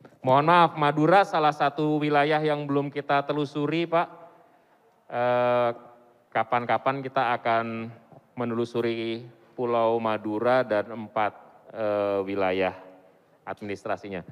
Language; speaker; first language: Indonesian; native; Indonesian